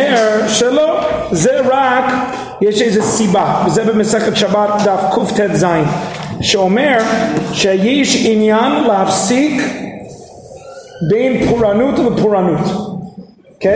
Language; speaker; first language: Hebrew; non-native, fluent; English